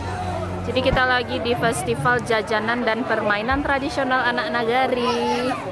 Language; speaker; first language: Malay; non-native, local second language; Minangkabau